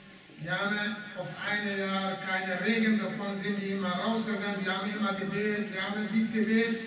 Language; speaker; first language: German; non-native, learner; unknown